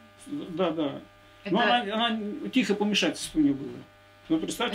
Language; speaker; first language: Russian; native; Russian